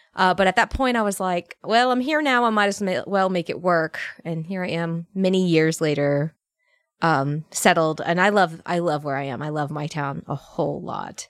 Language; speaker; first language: English; native; English